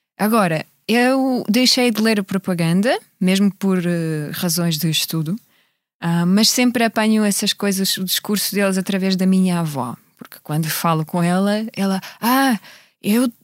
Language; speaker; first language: Portuguese; non-native, fluent; Russian